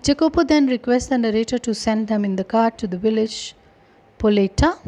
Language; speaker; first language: English; non-native, local second language; Punjabi